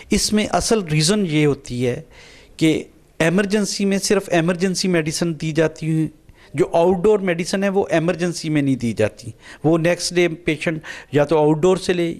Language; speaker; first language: Urdu; non-native, local second language; Punjabi